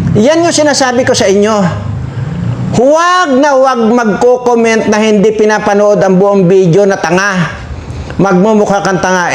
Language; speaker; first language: Filipino; non-native, local second language; Iloko